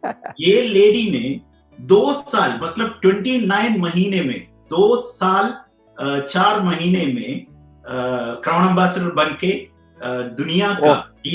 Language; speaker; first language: Hindi; non-native, local second language; Malayalam